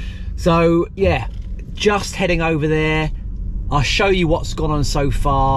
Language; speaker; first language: English; native; English